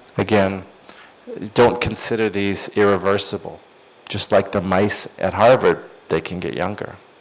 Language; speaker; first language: English; native; English